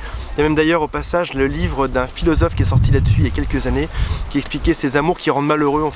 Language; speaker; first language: French; native; French